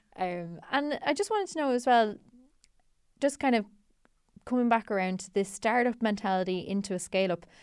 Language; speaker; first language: English; native; English